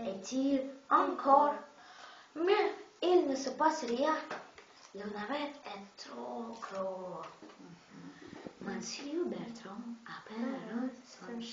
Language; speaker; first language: French; non-native, learner; Russian